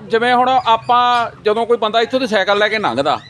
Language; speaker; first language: Punjabi; native; Punjabi